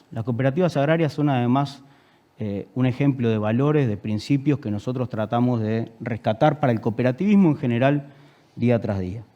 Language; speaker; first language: Spanish; native; Spanish